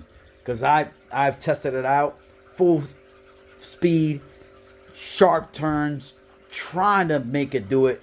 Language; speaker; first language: English; native; English